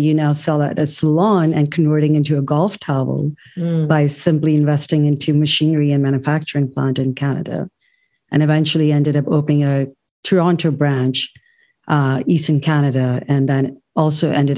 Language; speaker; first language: English; non-native, local second language; Urdu